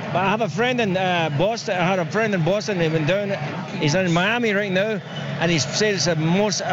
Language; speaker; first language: English; native; English